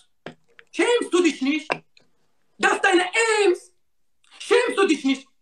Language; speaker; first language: German; non-native, learner; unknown